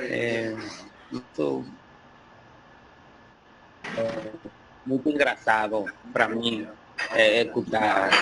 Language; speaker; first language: Portuguese; non-native, learner; Spanish